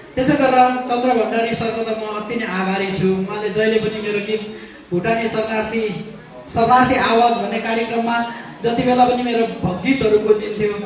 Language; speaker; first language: Nepali; native; Nepali